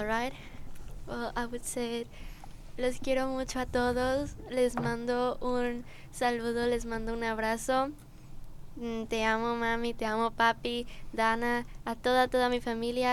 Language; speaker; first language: English; non-native, learner; Spanish